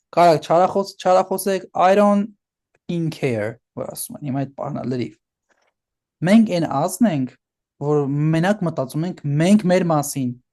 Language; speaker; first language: Armenian; early bilingual, heritage; Armenian